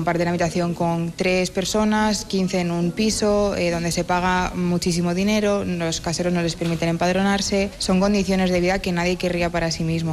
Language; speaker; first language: Spanish; native; Spanish